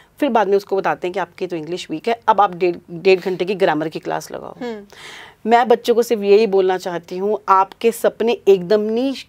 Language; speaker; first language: Hindi; non-native, local second language; Punjabi